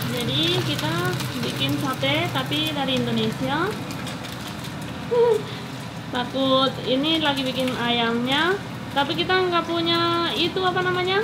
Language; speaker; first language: Indonesian; non-native, fluent; Spanish